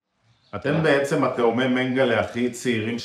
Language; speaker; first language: Hebrew; native; Hebrew